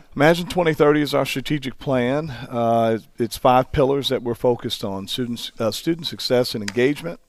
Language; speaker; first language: English; native; English